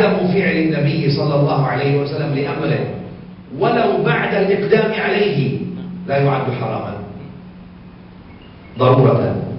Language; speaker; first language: Arabic; native; Arabic